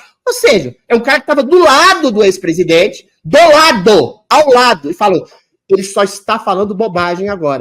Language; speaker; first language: Portuguese; native; Portuguese